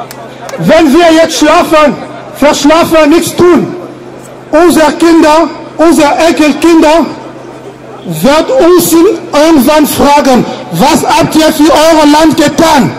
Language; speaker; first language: German; non-native, fluent; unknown